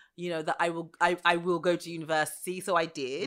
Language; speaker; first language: English; early bilingual, other home language; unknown